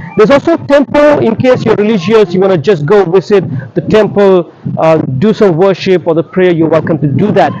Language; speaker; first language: English; non-native, local second language; Telugu